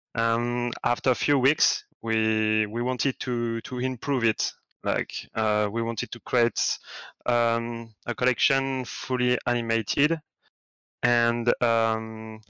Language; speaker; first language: English; non-native, fluent; French